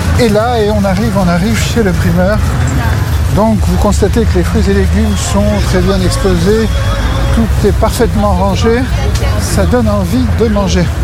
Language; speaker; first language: French; native; French